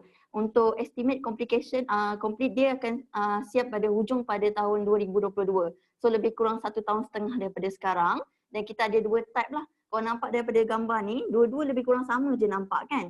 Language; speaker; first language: Malay; native; Malay